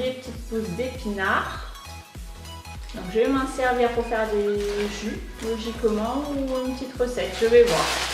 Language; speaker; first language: French; native; French